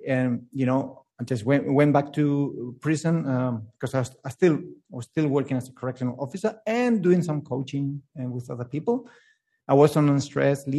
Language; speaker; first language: English; non-native, fluent; Spanish